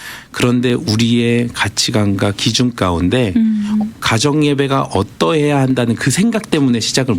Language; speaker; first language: Korean; native; Korean